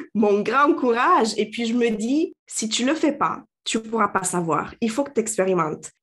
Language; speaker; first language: French; non-native, fluent; Romanian